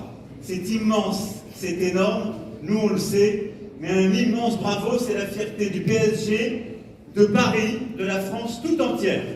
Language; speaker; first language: French; native; French